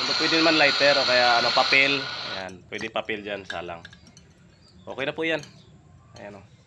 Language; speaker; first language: Filipino; non-native, local second language; Cebuano